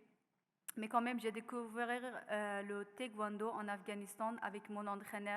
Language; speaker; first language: French; non-native, learner; Persian